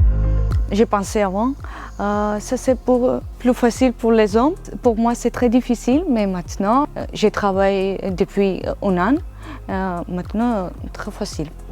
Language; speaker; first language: French; non-native, learner; Georgian